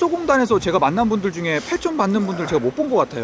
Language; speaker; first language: Korean; native; Korean